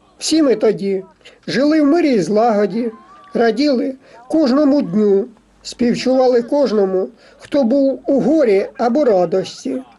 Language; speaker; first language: Ukrainian; native; Ukrainian